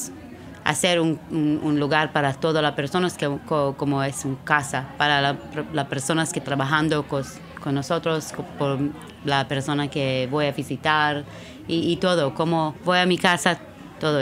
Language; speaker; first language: Spanish; non-native, learner; Hebrew